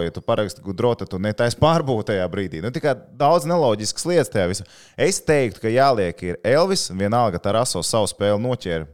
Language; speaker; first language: Latvian; native; Latvian